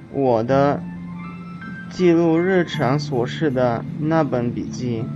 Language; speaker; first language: Chinese; non-native, learner; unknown